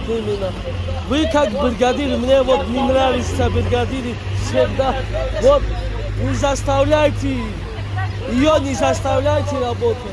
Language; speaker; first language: Russian; non-native, fluent; Tajik